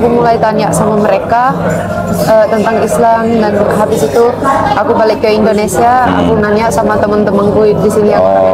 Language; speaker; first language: Indonesian; non-native, fluent; Finnish